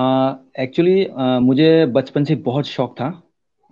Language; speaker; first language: Hindi; non-native, local second language; Kok Borok